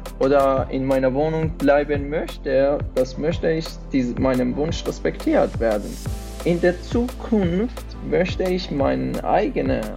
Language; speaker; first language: German; non-native, fluent; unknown